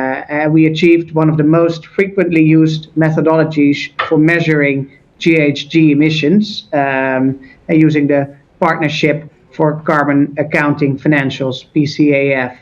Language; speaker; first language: English; non-native, fluent; Dutch